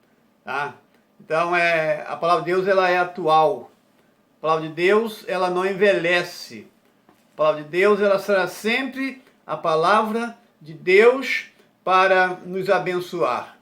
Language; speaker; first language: Portuguese; native; Portuguese